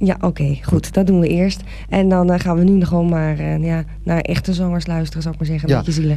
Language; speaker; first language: Dutch; native; Dutch